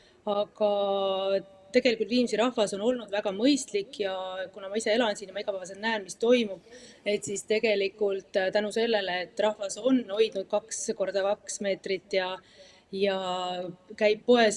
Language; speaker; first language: Estonian; native; Estonian